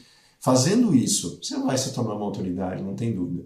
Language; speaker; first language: Portuguese; native; Portuguese